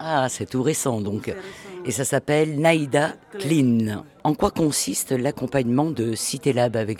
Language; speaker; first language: French; native; French